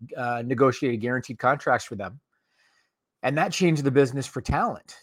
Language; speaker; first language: English; native; English